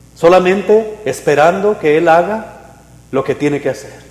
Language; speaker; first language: Spanish; native; Spanish